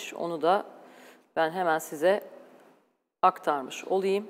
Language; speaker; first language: Turkish; native; Turkish